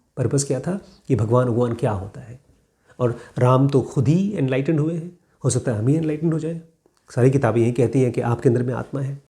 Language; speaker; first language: Hindi; native; Hindi